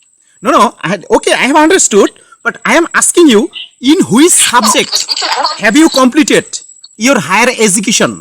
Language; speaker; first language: English; non-native, learner; Bangla